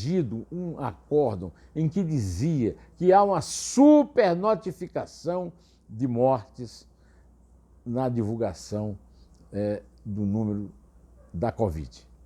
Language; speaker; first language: Portuguese; native; Portuguese